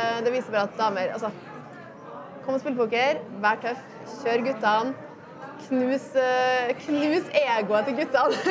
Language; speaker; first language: Norwegian; native; Norwegian